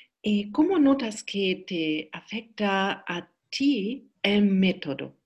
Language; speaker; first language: Spanish; non-native, learner; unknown